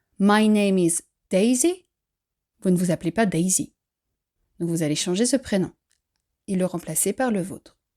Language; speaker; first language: French; native; French